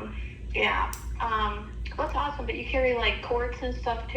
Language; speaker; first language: English; native; English